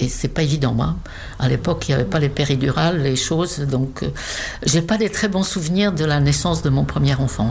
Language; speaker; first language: French; non-native, fluent; Czech